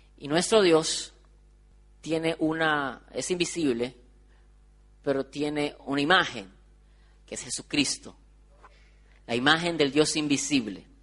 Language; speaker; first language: Spanish; native; Spanish